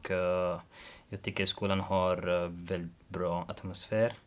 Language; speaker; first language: Swedish; non-native, learner; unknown